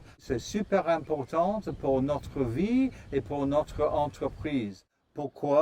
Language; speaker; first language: French; non-native, fluent; English